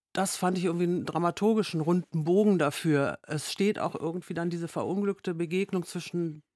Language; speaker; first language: German; native; German